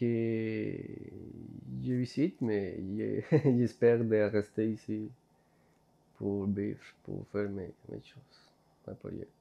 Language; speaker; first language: French; non-native, fluent; Spanish